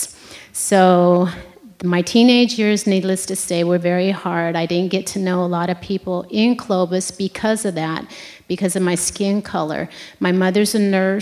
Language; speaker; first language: English; native; English